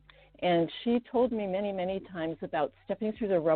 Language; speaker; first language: English; non-native, fluent; Estonian